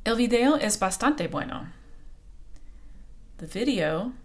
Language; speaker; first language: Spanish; non-native, fluent; English